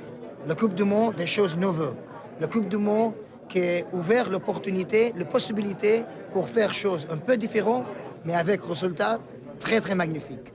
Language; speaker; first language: French; non-native, learner; Arabic